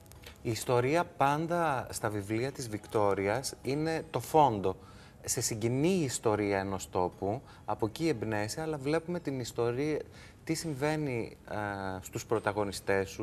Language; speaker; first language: Greek; native; Greek